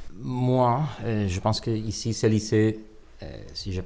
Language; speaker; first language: French; non-native, learner; Catalan